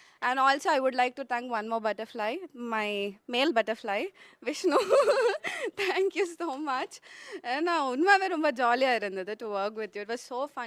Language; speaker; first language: English; non-native, local second language; Tamil